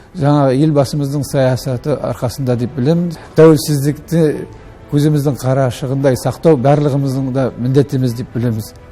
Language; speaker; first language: Kazakh; non-native, local second language; Azerbaijani